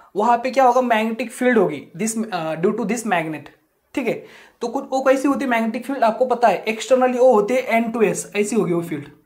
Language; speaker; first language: Hindi; non-native, local second language; Marathi